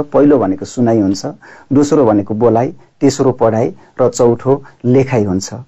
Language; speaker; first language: Nepali; non-native, local second language; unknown